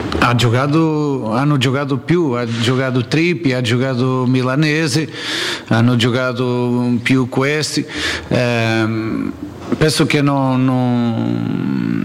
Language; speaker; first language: Italian; non-native, learner; Portuguese